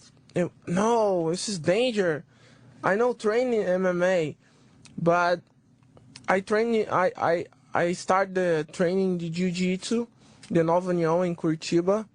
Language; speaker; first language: English; non-native, learner; Portuguese